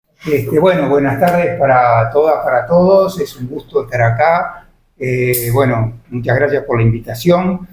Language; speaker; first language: Spanish; native; Spanish